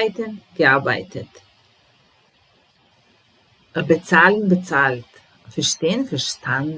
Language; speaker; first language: German; non-native, fluent; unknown